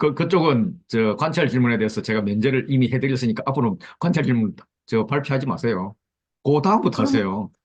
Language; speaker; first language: Korean; native; Korean